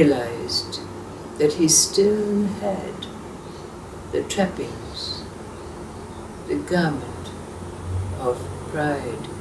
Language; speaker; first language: English; native; English